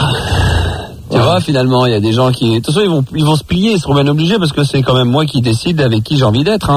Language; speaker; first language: French; native; French